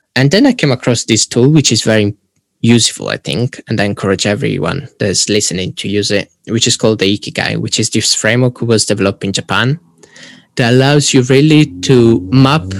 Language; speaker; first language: English; non-native, fluent; Italian